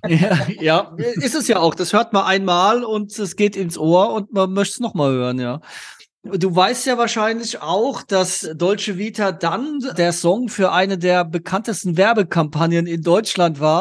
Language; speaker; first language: German; native; German